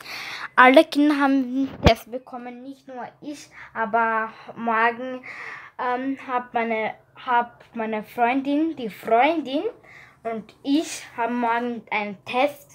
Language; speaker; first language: German; early bilingual, other home language; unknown